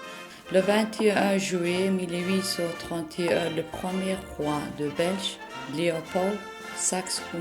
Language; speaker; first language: French; non-native, learner; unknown